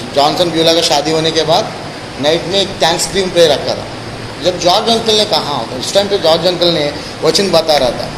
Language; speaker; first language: Hindi; non-native, local second language; Telugu